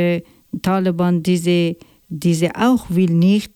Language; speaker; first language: German; non-native, learner; Persian